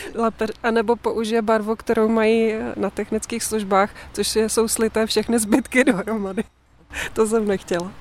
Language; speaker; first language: Czech; native; Czech